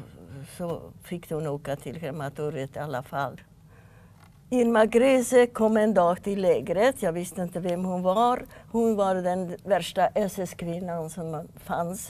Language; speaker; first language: Swedish; non-native, fluent; Yiddish